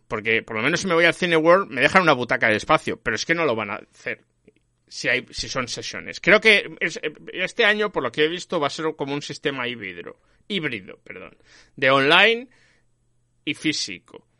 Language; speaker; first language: Spanish; native; Spanish